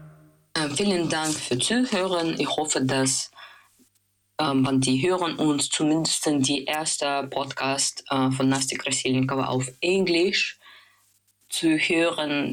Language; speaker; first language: German; non-native, fluent; Russian